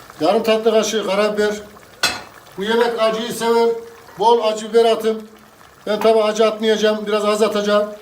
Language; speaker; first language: Turkish; native; Turkish